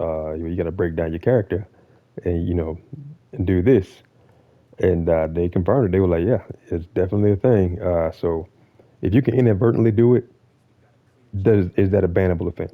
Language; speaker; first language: English; native; English